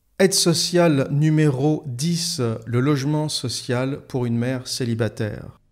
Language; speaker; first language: French; native; French